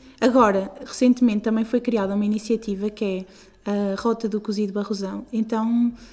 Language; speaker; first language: Portuguese; native; Portuguese